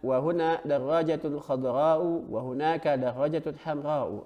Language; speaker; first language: Arabic; non-native, fluent; Indonesian